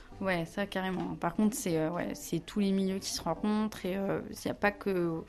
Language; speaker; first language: French; native; French